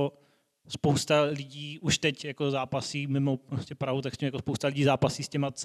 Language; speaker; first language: Czech; native; Czech